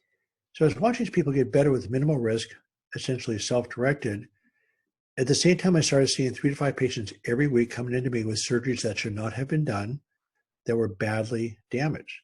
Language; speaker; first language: English; native; English